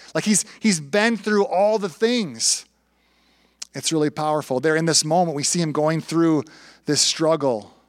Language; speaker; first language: English; native; English